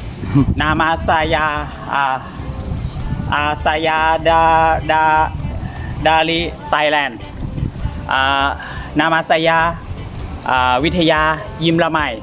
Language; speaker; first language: Indonesian; non-native, learner; Thai